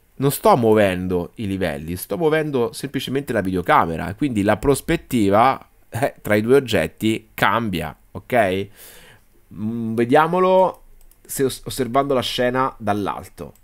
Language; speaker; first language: Italian; native; Italian